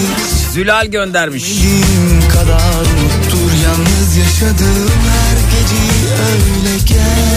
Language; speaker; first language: Turkish; native; Turkish